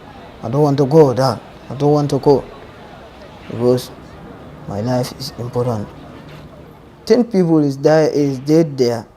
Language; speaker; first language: English; non-native, learner; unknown